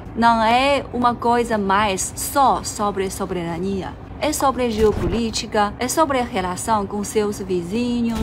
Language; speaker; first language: Portuguese; non-native, fluent; Chinese